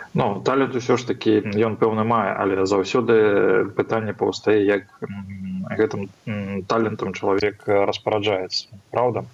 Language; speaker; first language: Belarusian; non-native, local second language; Russian